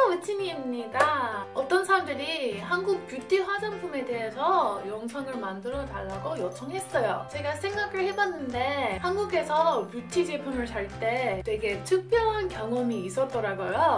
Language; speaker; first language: Korean; non-native, fluent; English